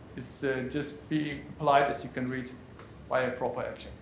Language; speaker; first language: English; non-native, fluent; German